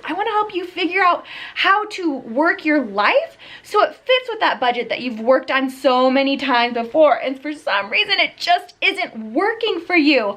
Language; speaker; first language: English; native; English